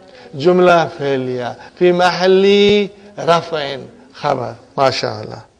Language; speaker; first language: Arabic; non-native, fluent; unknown